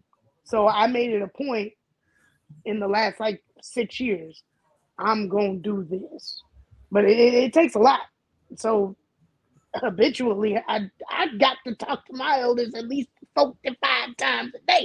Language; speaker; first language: English; early bilingual, other home language; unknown